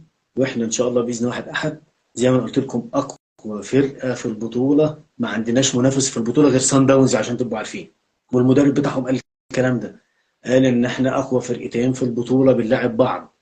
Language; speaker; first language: Arabic; native; Arabic